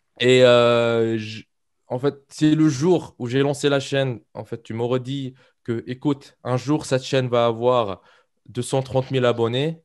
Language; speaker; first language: French; non-native, local second language; Arabic